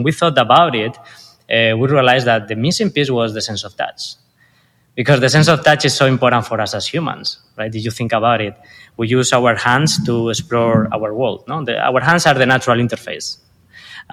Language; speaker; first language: English; non-native, fluent; Spanish